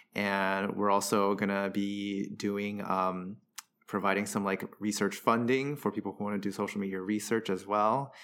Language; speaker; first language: English; early bilingual, other home language; Chinese